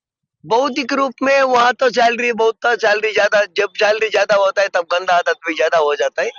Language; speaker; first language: Hindi; non-native, local second language; Telugu